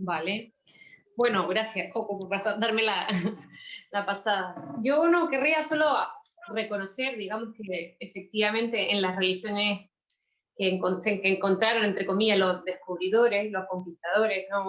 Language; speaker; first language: Spanish; native; Spanish